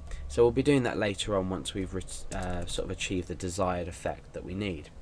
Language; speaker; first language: English; native; English